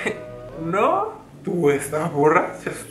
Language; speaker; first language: Spanish; native; Spanish